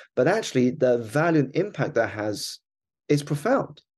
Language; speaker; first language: English; native; English